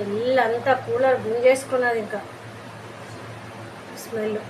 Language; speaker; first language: Telugu; native; Telugu